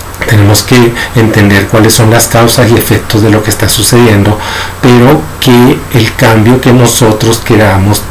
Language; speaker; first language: Spanish; native; Spanish